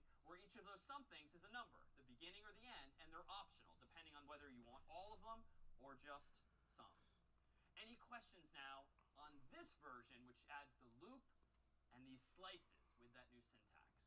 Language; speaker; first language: English; native; English